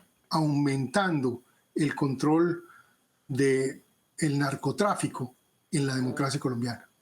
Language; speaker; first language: Spanish; native; Spanish